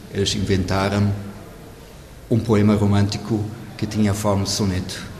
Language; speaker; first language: Portuguese; non-native, fluent; German